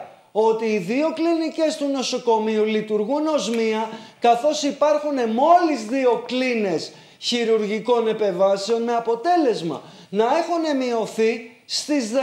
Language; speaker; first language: Greek; native; Greek